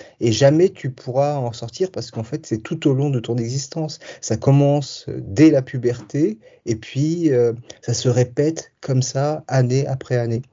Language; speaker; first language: French; early bilingual, other home language; Tachelhit